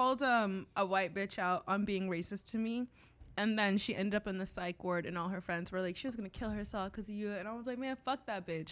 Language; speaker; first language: English; native; English